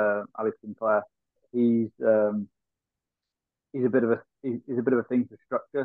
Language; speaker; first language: English; native; English